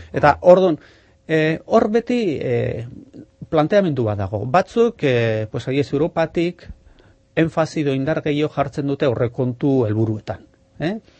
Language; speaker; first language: Basque; non-native, local second language; Spanish